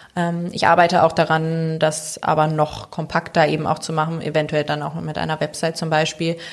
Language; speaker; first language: German; native; German